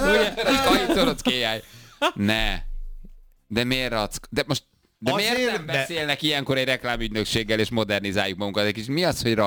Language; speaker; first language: Hungarian; native; Hungarian